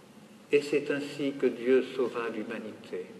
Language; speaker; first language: French; native; French